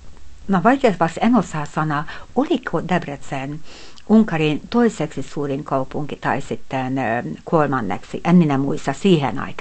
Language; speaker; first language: Finnish; non-native, fluent; Hungarian